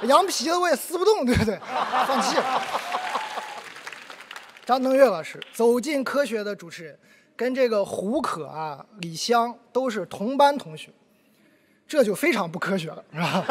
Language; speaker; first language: Chinese; native; Chinese